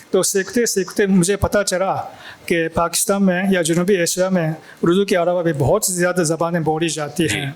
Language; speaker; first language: Hindi; non-native, fluent; Japanese